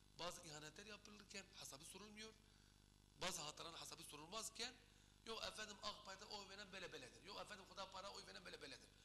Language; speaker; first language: Turkish; non-native, local second language; Kurdish